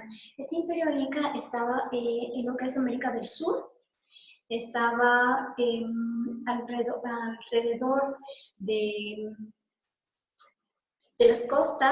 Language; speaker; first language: Spanish; native; Spanish